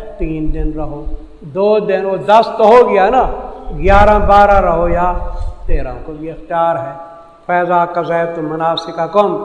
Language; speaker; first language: Urdu; non-native, local second language; Saraiki